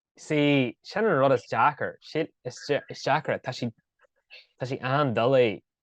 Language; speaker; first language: Irish; native; Irish